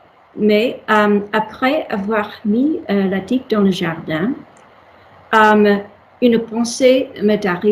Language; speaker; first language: French; non-native, learner; English